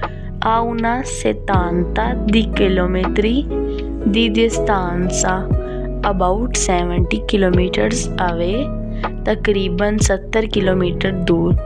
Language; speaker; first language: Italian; non-native, learner; Urdu